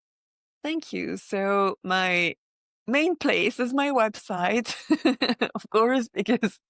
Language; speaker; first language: English; non-native, fluent; French